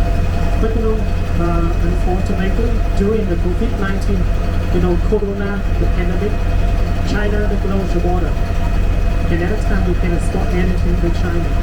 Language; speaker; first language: English; non-native, learner; Vietnamese